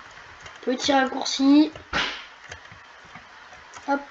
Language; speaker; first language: French; native; French